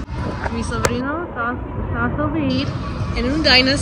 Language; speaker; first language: Spanish; early bilingual, heritage; Spanish